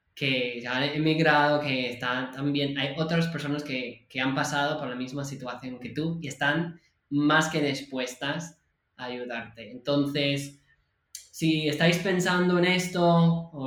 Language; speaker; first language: Spanish; non-native, fluent; English